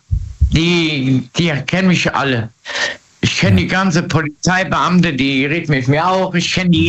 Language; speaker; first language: German; native; German